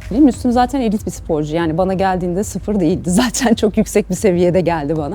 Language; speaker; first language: Turkish; native; Turkish